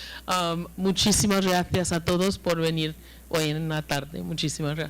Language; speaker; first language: Spanish; non-native, fluent; English